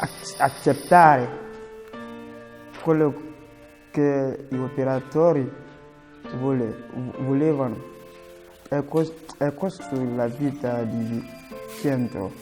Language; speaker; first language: Italian; non-native, learner; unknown